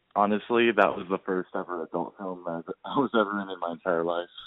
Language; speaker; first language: English; native; English